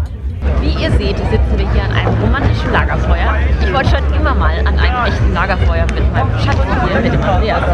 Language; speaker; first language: German; native; German